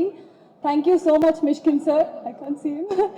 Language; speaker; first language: Tamil; non-native, local second language; Telugu